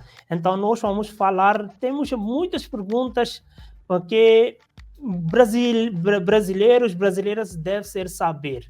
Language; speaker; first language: Portuguese; non-native, learner; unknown